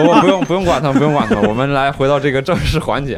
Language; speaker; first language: Chinese; native; Chinese